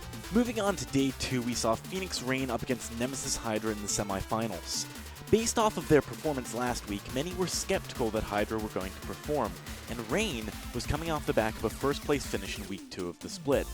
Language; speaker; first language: English; native; English